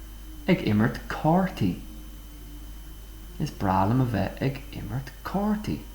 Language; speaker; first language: Irish; non-native, local second language; English